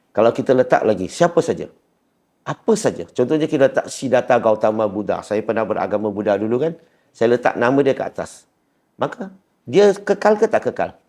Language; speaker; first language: Malay; non-native, local second language; Chinese